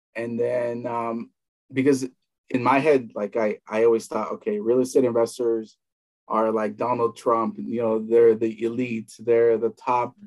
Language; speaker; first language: English; native; English